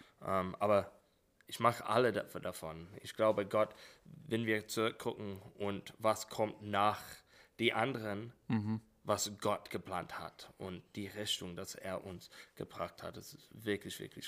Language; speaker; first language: German; non-native, fluent; English